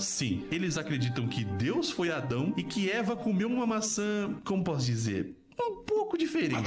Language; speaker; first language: Portuguese; native; Portuguese